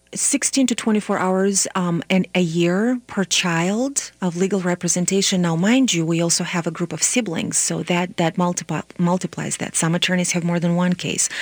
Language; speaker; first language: English; non-native, fluent; Romanian